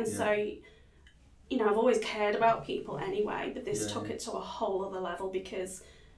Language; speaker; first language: English; native; English